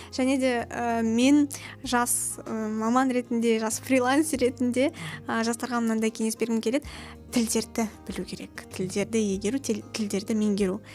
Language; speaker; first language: Kazakh; non-native, local second language; Russian